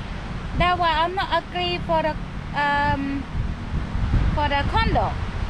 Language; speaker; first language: English; non-native, learner; Thai